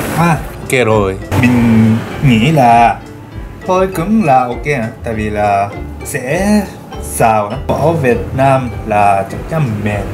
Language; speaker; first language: Vietnamese; non-native, learner; Japanese